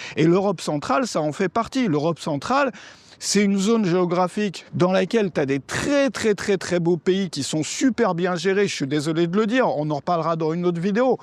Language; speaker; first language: French; native; French